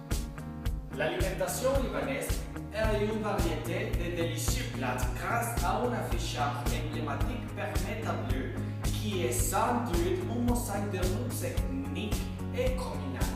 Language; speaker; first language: French; non-native, learner; Spanish